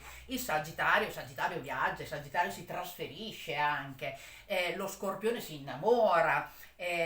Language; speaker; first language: Italian; native; Italian